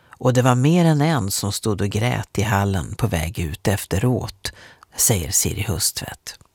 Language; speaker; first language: Swedish; native; Swedish